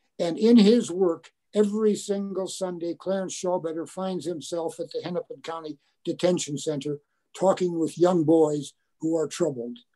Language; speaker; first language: English; native; English